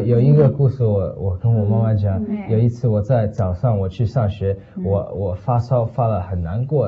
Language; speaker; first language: Chinese; early bilingual, heritage; Chinese